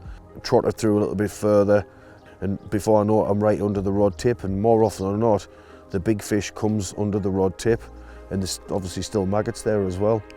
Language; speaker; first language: English; native; English